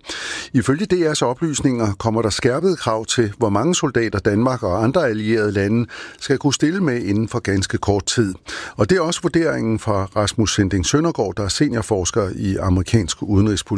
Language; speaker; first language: Danish; native; Danish